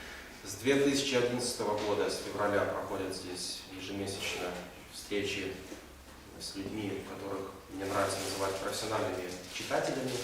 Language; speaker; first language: Russian; native; Russian